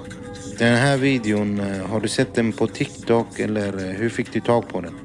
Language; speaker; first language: Swedish; native; Swedish